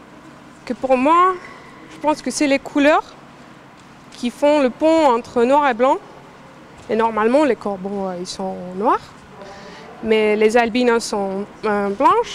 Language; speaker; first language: French; non-native, learner; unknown